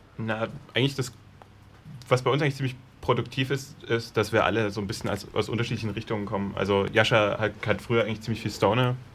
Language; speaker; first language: German; native; German